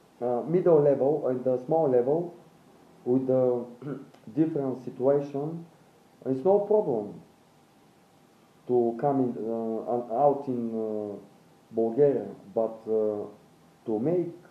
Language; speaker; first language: English; non-native, learner; Bulgarian